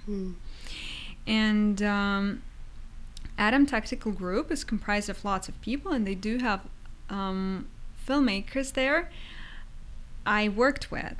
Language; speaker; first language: English; non-native, fluent; Ukrainian